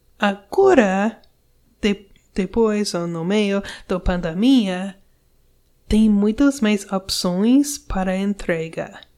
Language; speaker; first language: Portuguese; non-native, learner; English